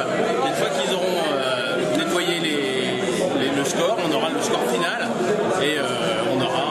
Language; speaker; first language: French; native; French